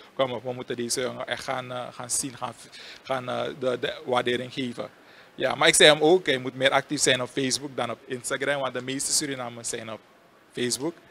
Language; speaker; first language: Dutch; native; Dutch